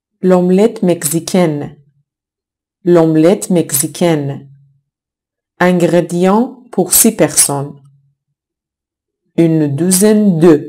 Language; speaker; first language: French; non-native, fluent; Persian